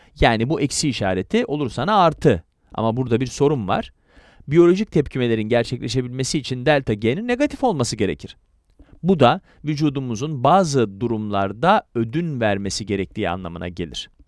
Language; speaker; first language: Turkish; native; Turkish